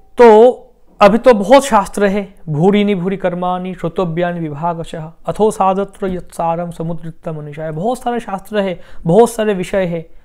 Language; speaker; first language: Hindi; non-native, local second language; Bangla